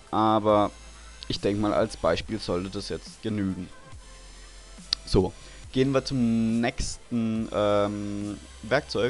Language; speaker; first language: German; native; German